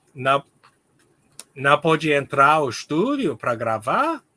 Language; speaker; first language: Portuguese; non-native, learner; English